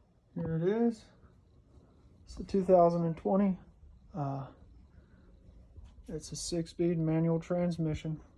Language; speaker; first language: English; native; English